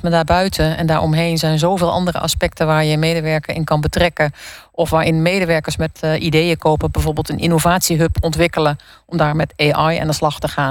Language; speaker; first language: Dutch; native; Dutch